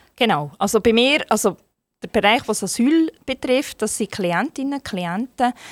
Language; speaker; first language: German; non-native, fluent; Turkish